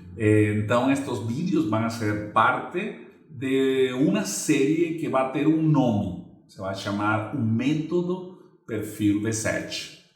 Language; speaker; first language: Portuguese; non-native, fluent; Spanish